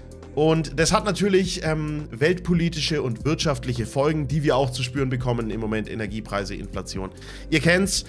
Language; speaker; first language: German; native; German